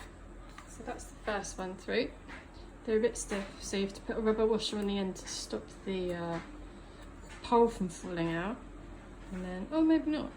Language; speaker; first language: English; native; English